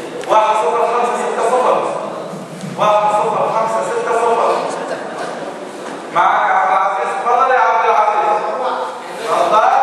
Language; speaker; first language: Arabic; native; Arabic